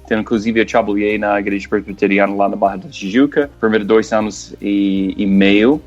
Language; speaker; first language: Portuguese; non-native, fluent; English